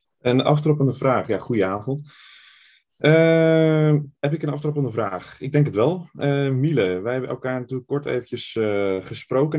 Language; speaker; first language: Dutch; native; Dutch